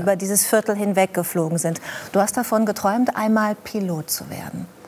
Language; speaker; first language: German; native; German